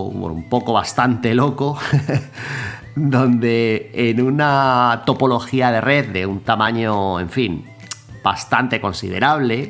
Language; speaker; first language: Spanish; native; Spanish